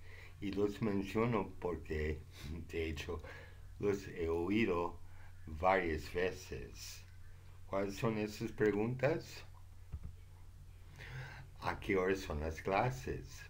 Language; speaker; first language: Spanish; non-native, fluent; English